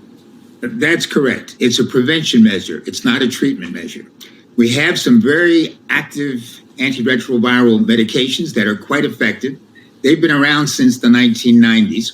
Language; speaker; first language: English; native; English